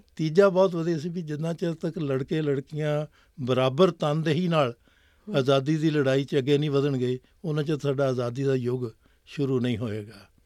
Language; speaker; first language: Punjabi; native; Punjabi